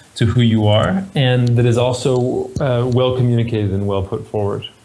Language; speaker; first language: English; native; English